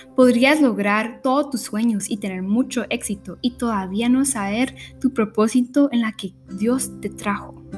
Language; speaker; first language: Spanish; early bilingual, heritage; Spanish